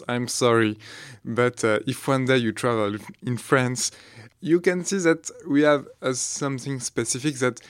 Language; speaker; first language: English; non-native, fluent; French